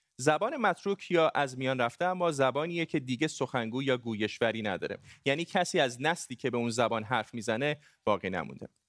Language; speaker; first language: Persian; non-native, local second language; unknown